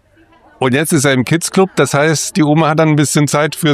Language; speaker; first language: German; native; German